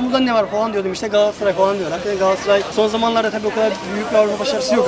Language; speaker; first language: Turkish; native; Turkish